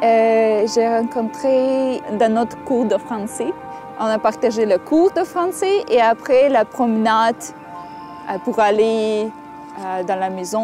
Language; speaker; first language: French; non-native, learner; Russian